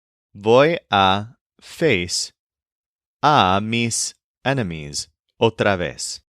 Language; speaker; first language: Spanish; non-native, fluent; English